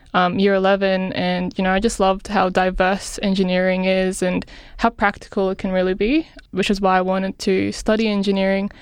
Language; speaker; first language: English; non-native, local second language; Filipino